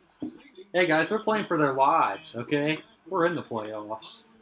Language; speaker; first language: English; native; English